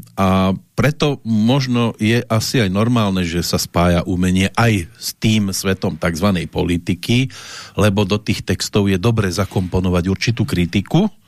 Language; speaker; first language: Slovak; native; Slovak